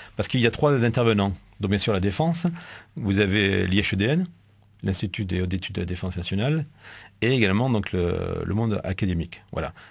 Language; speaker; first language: French; native; French